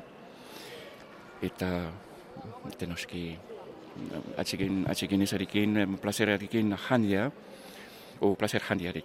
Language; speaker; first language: Basque; non-native, learner; English